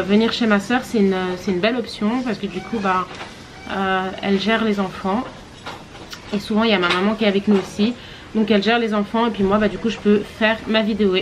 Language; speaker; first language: French; native; French